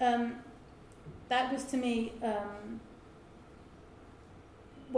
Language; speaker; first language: English; native; English